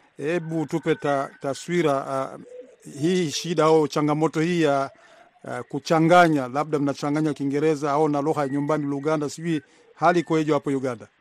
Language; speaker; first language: Swahili; non-native, local second language; Rundi